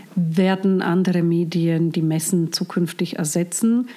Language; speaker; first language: German; non-native, fluent; Slovak